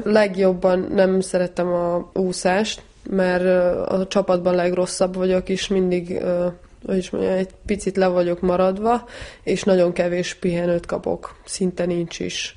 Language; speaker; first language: Hungarian; non-native, fluent; Serbian